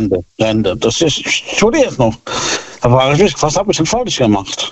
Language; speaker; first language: German; native; German